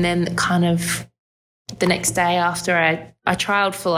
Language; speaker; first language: English; native; English